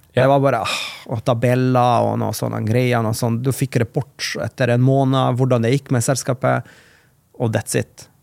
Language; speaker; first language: Norwegian; non-native, fluent; Macedonian